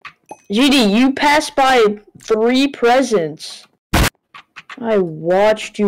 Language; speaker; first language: English; native; English